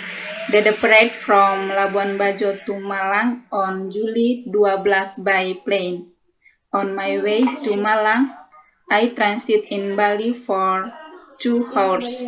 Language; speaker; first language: English; non-native, learner; Indonesian